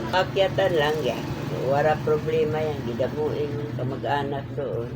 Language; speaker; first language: Filipino; non-native, local second language; Waray